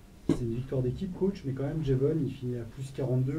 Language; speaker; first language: French; native; French